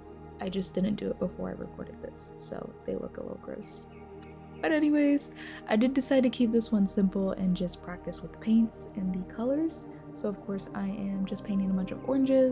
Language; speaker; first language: English; native; English